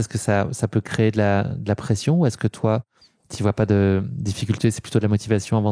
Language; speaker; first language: French; native; French